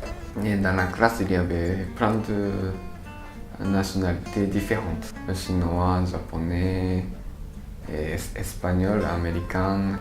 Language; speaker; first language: French; non-native, learner; Japanese